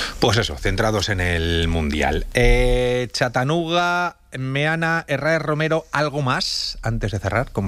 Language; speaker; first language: Spanish; native; Spanish